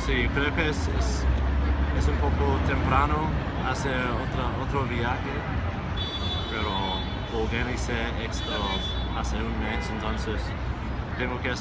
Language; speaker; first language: Spanish; non-native, fluent; English